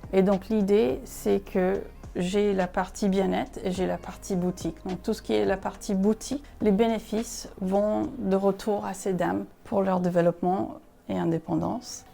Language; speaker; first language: French; non-native, fluent; Spanish